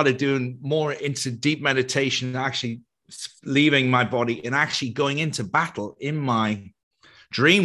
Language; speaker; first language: English; native; English